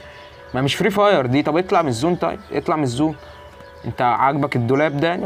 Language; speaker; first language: Arabic; native; Arabic